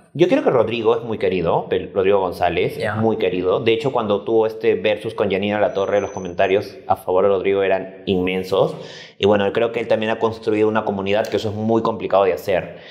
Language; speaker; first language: Spanish; native; Spanish